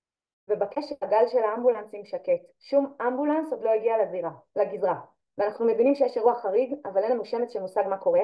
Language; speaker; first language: Hebrew; native; Hebrew